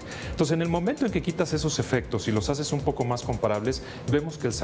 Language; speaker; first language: Spanish; native; Spanish